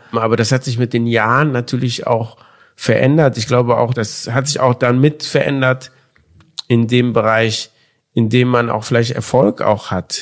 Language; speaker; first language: German; early bilingual, other home language; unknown